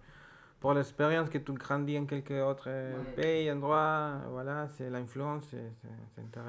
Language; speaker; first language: French; non-native, learner; Spanish